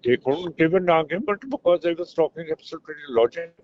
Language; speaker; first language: English; non-native, local second language; Punjabi